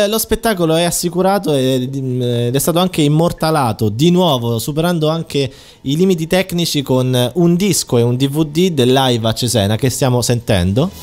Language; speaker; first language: Italian; native; Italian